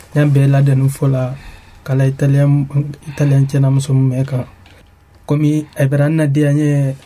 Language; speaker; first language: Italian; non-native, learner; Mandingo